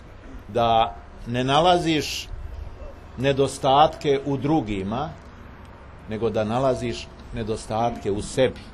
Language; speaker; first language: Serbian; native; Serbian